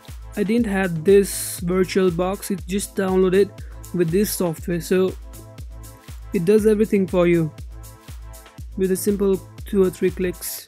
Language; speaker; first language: English; non-native, local second language; Nepali